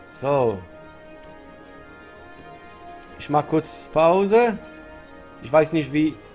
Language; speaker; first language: German; non-native, learner; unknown